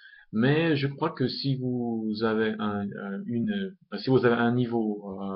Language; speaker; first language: French; non-native, fluent; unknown